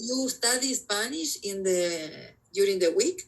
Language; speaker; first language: English; non-native, learner; Spanish